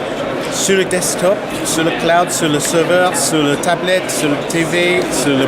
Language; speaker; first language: French; non-native, learner; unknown